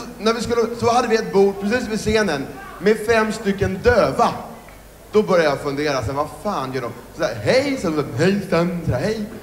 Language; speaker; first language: Swedish; native; Swedish